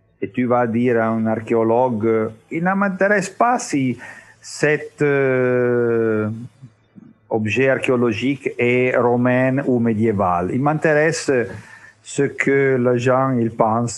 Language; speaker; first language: French; non-native, learner; Italian